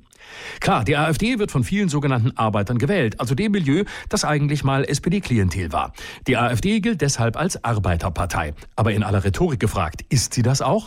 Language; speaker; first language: German; native; German